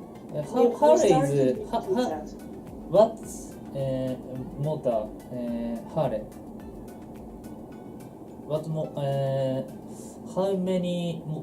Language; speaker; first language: English; non-native, learner; Japanese